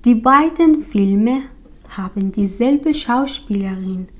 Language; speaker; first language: German; non-native, fluent; Persian